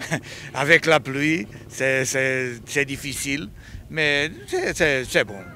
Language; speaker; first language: French; non-native, learner; Portuguese